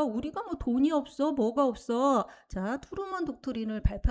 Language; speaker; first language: Korean; native; Korean